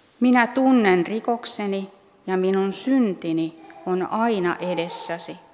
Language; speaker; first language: Finnish; native; Finnish